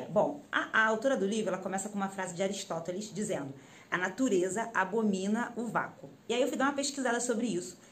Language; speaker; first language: Portuguese; native; Portuguese